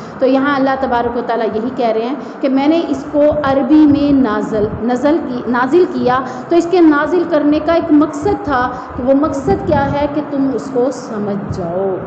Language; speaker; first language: Urdu; non-native, local second language; Saraiki